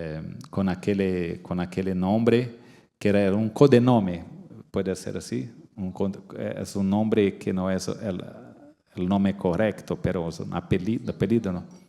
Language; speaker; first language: Spanish; non-native, fluent; Portuguese